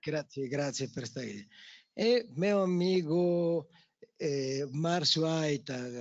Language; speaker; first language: Italian; non-native, learner; Spanish